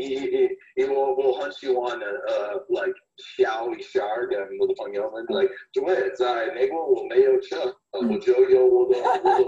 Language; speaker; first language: Chinese; non-native, fluent; English